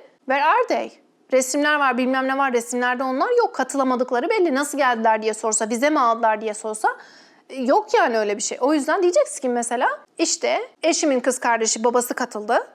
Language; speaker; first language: Turkish; native; Turkish